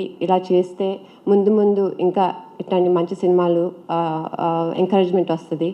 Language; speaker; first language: Telugu; early bilingual, heritage; Telugu